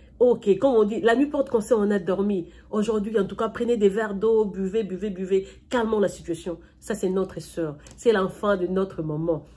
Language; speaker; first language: French; non-native, local second language; Lingala